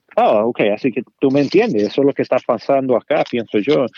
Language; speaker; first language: Spanish; early bilingual, heritage; Spanish